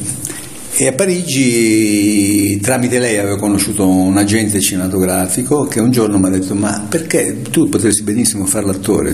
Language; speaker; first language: Italian; native; Italian